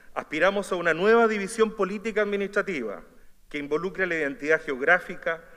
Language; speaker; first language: Spanish; native; Spanish